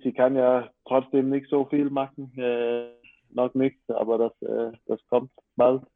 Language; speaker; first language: German; non-native, fluent; Danish